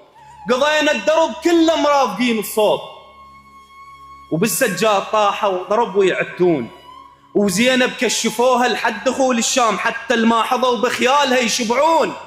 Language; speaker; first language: Arabic; native; Arabic